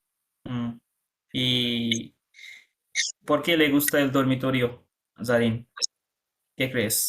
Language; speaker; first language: Spanish; non-native, fluent; Bangla